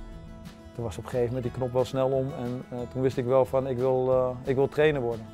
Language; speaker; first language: Dutch; native; Dutch